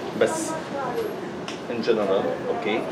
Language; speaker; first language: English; non-native, learner; Arabic